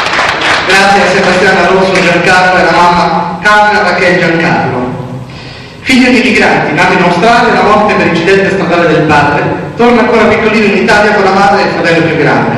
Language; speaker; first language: Italian; native; Italian